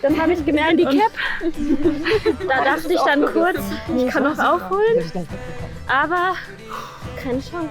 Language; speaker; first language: German; native; German